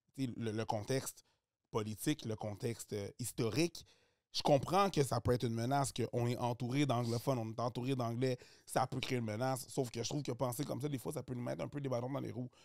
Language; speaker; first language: French; early bilingual, other home language; Haitian Creole